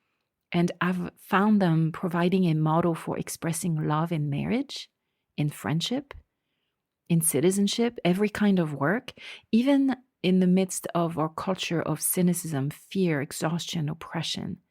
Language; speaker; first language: English; non-native, fluent; French